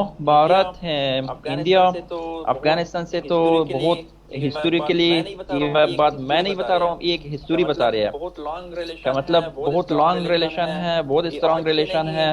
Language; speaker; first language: Hindi; non-native, fluent; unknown